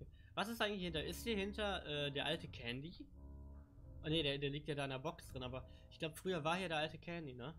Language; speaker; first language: German; native; German